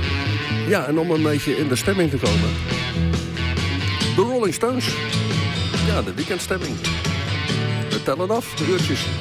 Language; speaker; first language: Dutch; native; Dutch